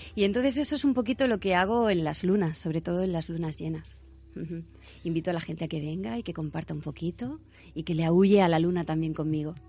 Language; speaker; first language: Spanish; native; Spanish